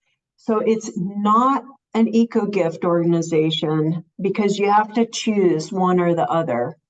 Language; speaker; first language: English; native; English